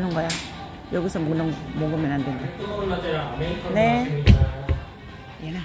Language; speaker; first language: Korean; non-native, learner; Filipino